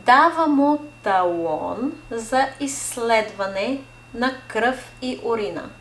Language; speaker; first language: Bulgarian; non-native, fluent; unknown